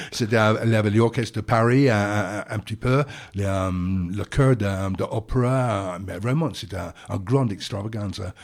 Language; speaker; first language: French; non-native, fluent; English